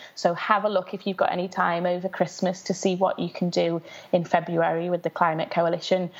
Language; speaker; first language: English; native; English